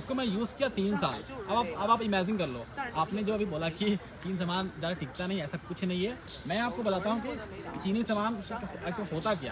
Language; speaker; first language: Hindi; native; Hindi